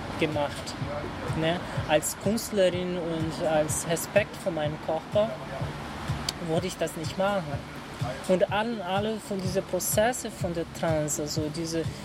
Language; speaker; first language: German; non-native, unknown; Portuguese